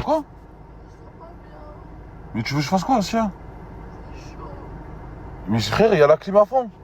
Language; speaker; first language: French; native; French